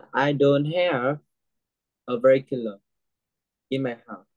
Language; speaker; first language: English; non-native, learner; Vietnamese